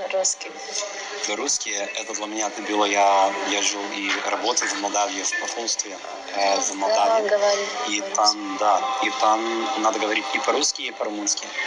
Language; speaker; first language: Russian; non-native, learner; English